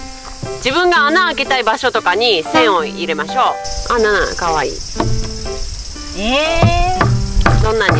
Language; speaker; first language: Japanese; native; Japanese